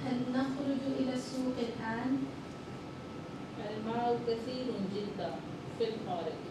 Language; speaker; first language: Arabic; non-native, learner; Urdu